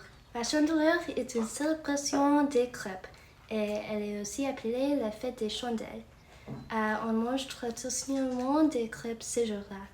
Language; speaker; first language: French; non-native, fluent; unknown